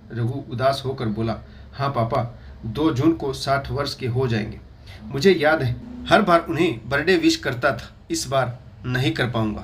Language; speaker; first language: Hindi; native; Hindi